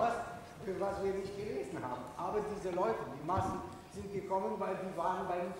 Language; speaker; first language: German; non-native, fluent; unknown